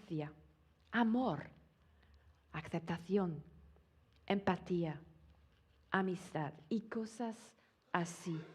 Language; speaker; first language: Spanish; non-native, fluent; English